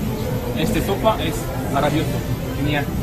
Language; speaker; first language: Spanish; non-native, learner; Korean